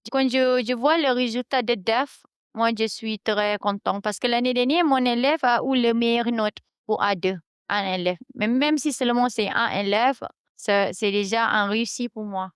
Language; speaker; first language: French; non-native, fluent; Malay